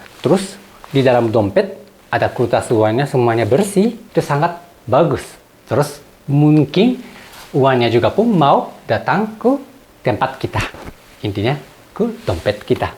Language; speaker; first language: Indonesian; non-native, fluent; Japanese